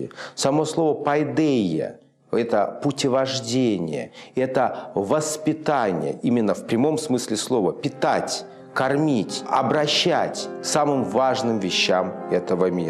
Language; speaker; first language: Russian; native; Russian